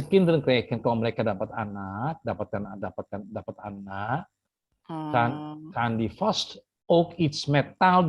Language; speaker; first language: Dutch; non-native, fluent; Indonesian